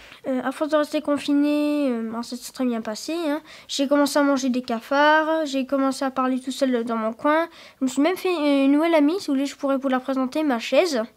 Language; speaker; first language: French; native; French